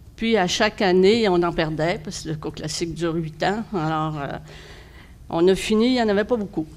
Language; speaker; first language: French; native; French